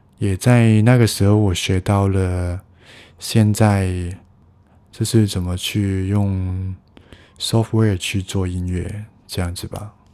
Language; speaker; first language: Chinese; non-native, local second language; Cantonese